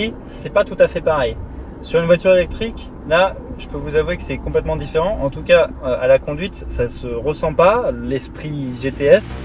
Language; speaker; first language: French; native; French